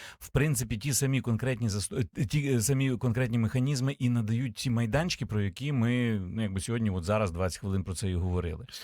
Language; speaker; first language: Ukrainian; native; Ukrainian